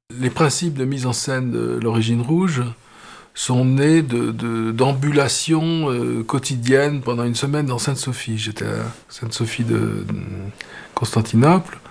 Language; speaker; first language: French; native; French